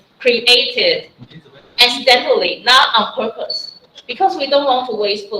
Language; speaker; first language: English; non-native, fluent; Chinese